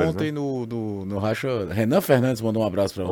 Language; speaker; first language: Portuguese; native; Portuguese